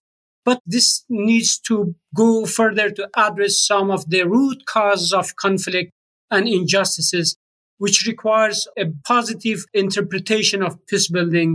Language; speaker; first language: English; non-native, fluent; Persian